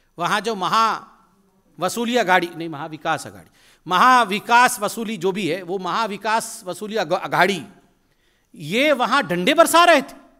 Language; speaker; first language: Hindi; native; Hindi